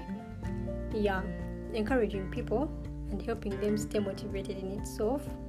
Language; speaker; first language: English; non-native, local second language; Ganda